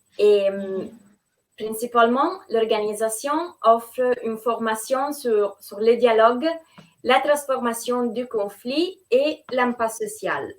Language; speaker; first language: French; non-native, fluent; Italian